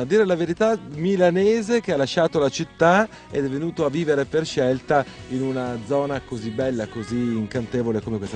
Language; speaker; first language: Italian; native; Italian